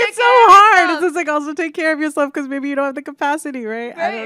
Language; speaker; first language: English; native; English